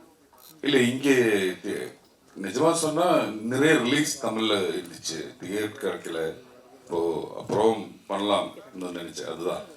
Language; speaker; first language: Tamil; non-native, learner; Malayalam